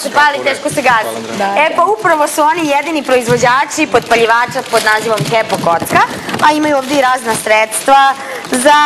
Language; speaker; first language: Croatian; native; Croatian